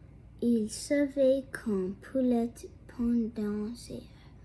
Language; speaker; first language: French; non-native, local second language; English